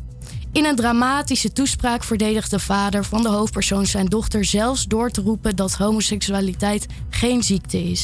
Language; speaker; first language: Dutch; native; Dutch